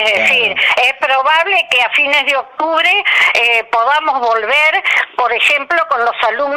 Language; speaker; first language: Spanish; native; Spanish